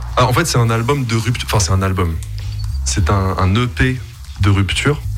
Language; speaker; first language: French; native; French